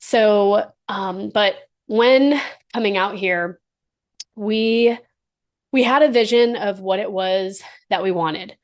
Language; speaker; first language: English; native; English